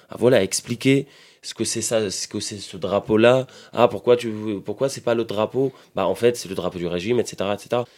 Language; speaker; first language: French; non-native, fluent; Arabic